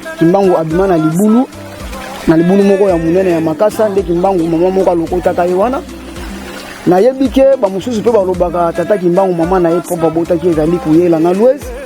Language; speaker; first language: Lingala; non-native, local second language; Kongo